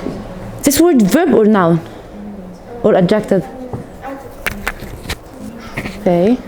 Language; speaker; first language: English; non-native, fluent; Arabic